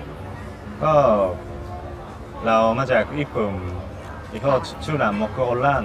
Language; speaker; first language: Thai; non-native, learner; Japanese